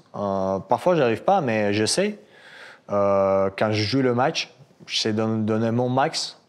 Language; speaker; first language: French; non-native, fluent; Russian